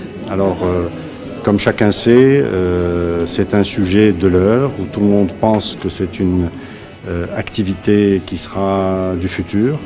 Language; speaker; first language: French; non-native, local second language; Arabic